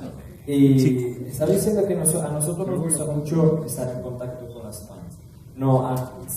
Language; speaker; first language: Spanish; non-native, fluent; Italian